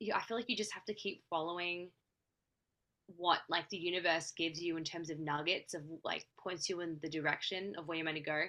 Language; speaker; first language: English; native; English